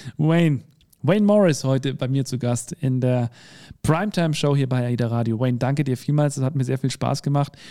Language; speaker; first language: German; native; German